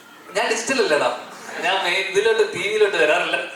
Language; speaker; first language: Malayalam; native; Malayalam